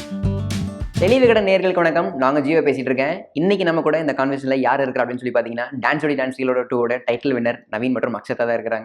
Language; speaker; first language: Tamil; native; Tamil